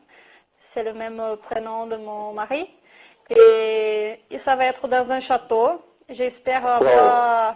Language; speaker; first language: French; non-native, fluent; Portuguese